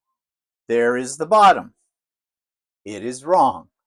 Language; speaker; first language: English; native; English